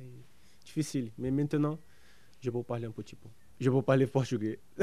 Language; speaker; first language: French; non-native, learner; Portuguese